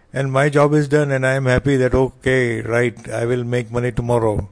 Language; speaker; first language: Hindi; native; Hindi